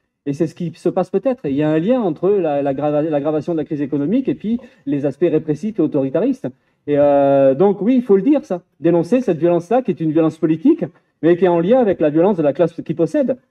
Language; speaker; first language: French; native; French